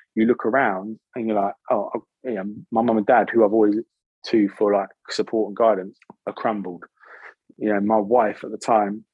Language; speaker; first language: English; native; English